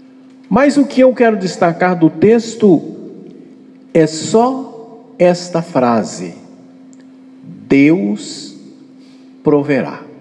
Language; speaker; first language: Portuguese; native; Portuguese